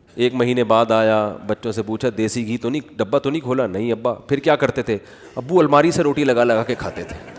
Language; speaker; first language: Urdu; native; Urdu